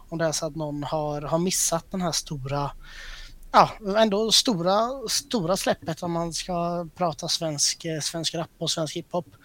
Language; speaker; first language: Swedish; native; Swedish